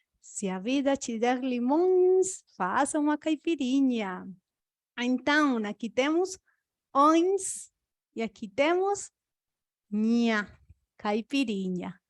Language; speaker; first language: Portuguese; non-native, fluent; Spanish